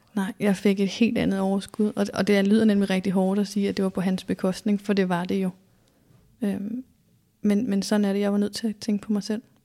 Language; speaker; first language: Danish; native; Danish